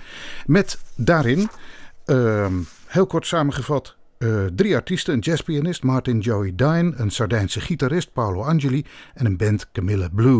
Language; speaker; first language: Dutch; native; Dutch